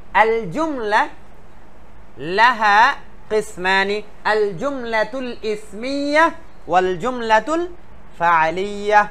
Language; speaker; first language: Arabic; non-native, fluent; Bangla